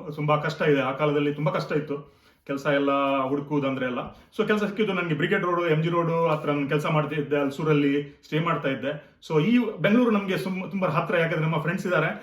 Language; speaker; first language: Kannada; non-native, local second language; Konkani